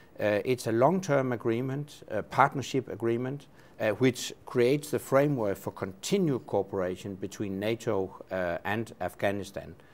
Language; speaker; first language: English; non-native, fluent; Danish